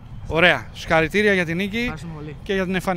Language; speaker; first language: Greek; native; Greek